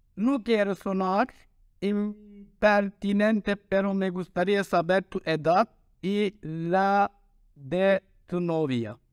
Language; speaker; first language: Spanish; non-native, learner; Turkish